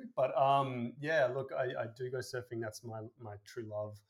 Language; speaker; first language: English; native; English